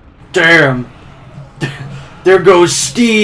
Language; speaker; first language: English; native; English